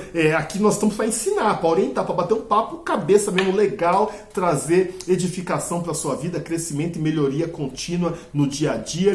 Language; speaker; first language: Portuguese; native; Portuguese